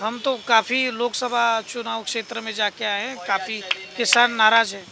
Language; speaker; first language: Hindi; non-native, local second language; Marathi